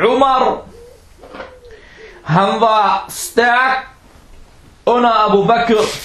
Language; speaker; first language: Danish; early bilingual, other home language; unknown